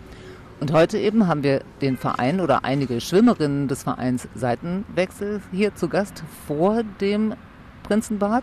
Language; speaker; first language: German; native; German